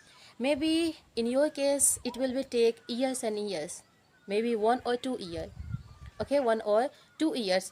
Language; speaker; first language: English; non-native, learner; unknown